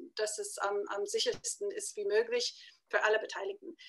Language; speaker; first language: German; non-native, fluent; English